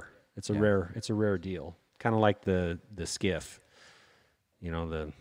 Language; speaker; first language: English; native; English